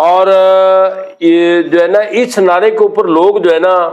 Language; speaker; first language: Urdu; non-native, local second language; Punjabi